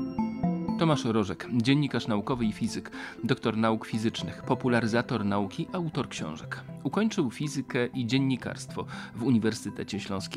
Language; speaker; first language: Polish; native; Polish